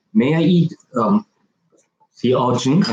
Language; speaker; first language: English; non-native, learner; Japanese